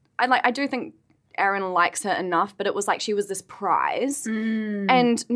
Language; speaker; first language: English; native; English